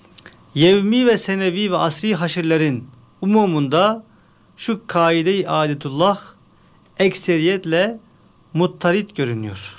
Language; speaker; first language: Turkish; native; Turkish